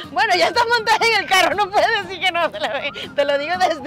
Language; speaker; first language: Spanish; native; Spanish